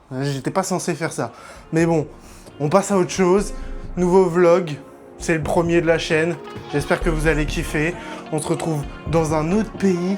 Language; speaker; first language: French; native; French